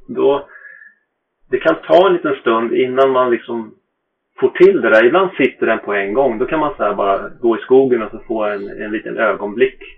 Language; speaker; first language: Swedish; native; Swedish